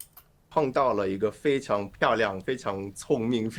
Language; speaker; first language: Chinese; non-native, learner; English